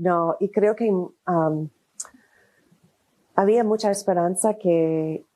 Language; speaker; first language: Spanish; non-native, fluent; English